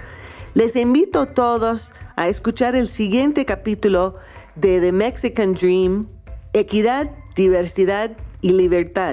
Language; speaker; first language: Spanish; non-native, fluent; English